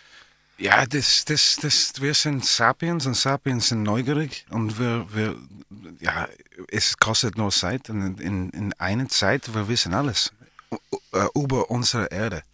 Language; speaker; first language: German; non-native, learner; English